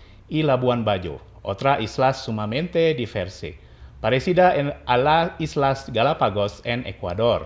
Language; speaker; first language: Spanish; non-native, fluent; Indonesian